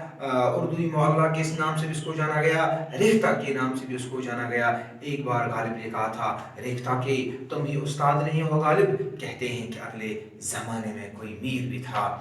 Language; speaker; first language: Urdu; non-native, local second language; Kashmiri